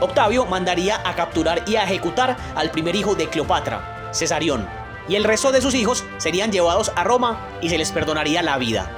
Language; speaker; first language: Spanish; native; Spanish